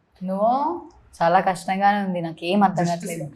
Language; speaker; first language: Telugu; non-native, learner; Malayalam